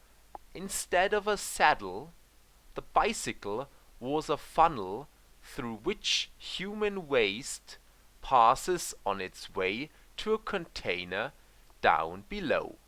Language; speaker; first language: English; non-native, fluent; German